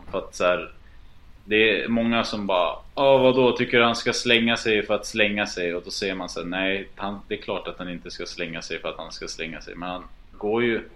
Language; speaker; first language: Swedish; early bilingual, other home language; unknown